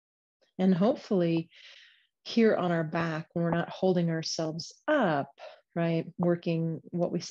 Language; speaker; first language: English; native; English